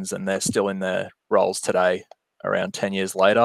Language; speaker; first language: English; non-native, local second language; Japanese